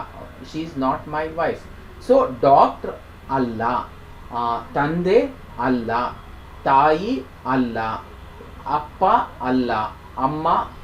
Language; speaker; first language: Kannada; non-native, fluent; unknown